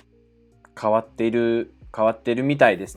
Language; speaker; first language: Japanese; non-native, fluent; English